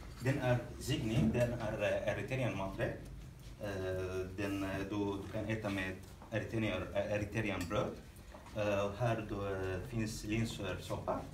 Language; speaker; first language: Swedish; non-native, learner; Arabic